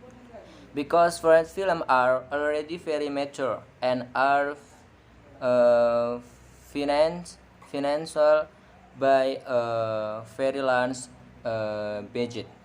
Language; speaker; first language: English; non-native, learner; Indonesian